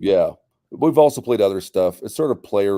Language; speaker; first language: English; native; English